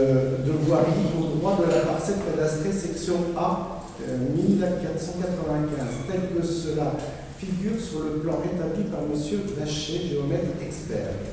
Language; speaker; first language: French; native; French